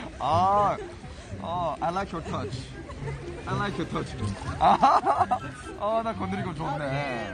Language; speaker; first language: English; non-native, learner; Korean